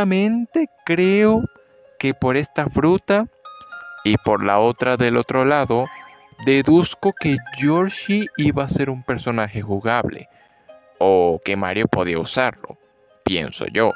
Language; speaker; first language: Spanish; native; Spanish